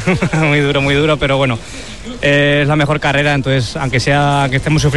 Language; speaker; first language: Spanish; native; Spanish